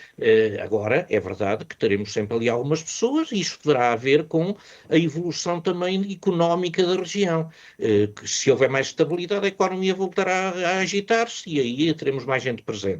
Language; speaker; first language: Portuguese; native; Portuguese